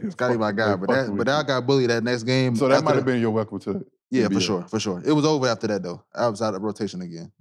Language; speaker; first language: English; native; English